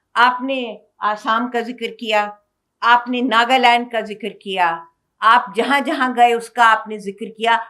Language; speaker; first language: Urdu; native; Urdu